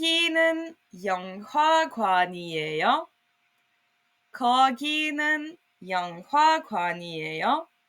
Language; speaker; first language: Korean; non-native, fluent; Serbian